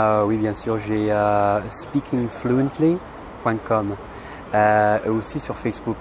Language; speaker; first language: French; non-native, fluent; English